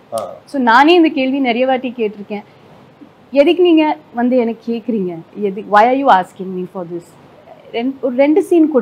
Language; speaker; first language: Tamil; non-native, fluent; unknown